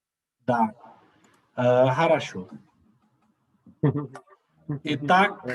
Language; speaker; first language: Russian; non-native, learner; Portuguese